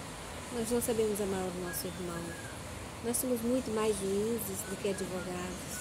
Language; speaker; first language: Portuguese; native; Portuguese